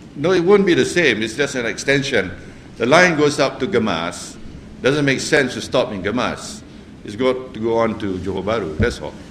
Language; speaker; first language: English; non-native, local second language; Malay